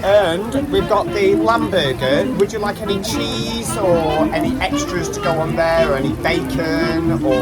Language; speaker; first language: English; non-native, fluent; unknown